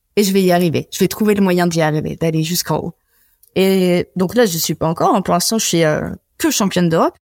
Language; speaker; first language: French; native; French